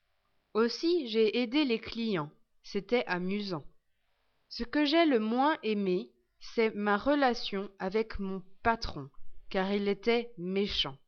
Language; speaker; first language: French; non-native, learner; English